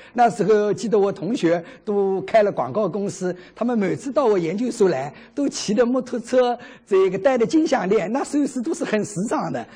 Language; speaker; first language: Chinese; native; Chinese